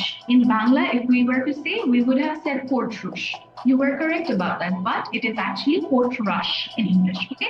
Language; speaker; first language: English; non-native, fluent; Bangla